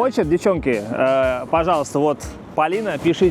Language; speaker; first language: Russian; native; Russian